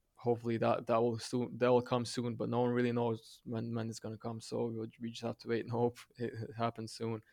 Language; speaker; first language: English; non-native, fluent; Latvian